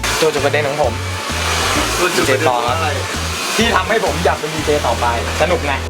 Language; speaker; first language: Thai; native; Thai